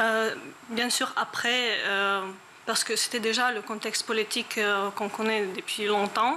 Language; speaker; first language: French; non-native, learner; Ukrainian